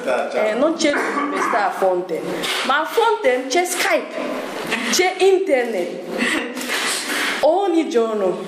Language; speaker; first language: Italian; non-native, learner; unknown